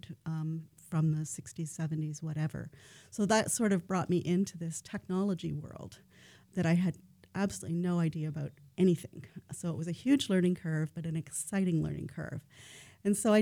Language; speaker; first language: English; native; English